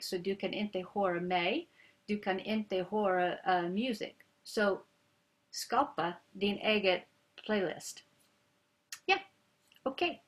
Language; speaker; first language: Swedish; non-native, learner; English